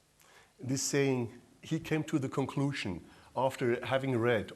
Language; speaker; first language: English; non-native, fluent; German